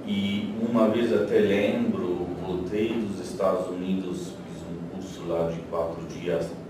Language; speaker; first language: Portuguese; non-native, fluent; Slovenian